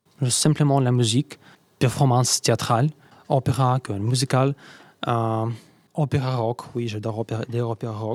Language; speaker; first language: French; non-native, learner; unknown